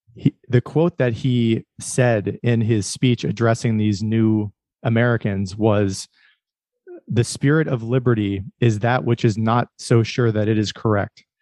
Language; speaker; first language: English; native; English